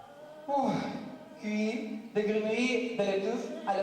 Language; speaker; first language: French; non-native, learner; Russian